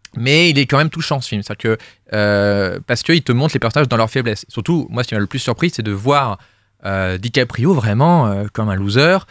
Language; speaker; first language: French; native; French